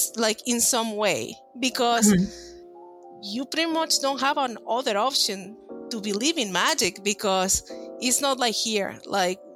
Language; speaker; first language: English; non-native, fluent; Spanish